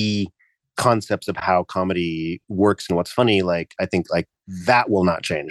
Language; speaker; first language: English; early bilingual, other home language; Japanese